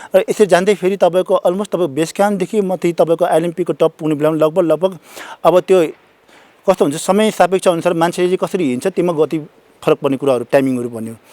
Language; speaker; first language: Nepali; non-native, local second language; Sherpa